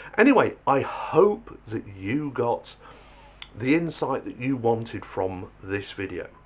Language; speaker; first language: English; native; English